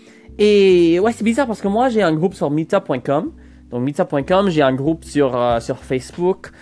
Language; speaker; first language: French; non-native, fluent; English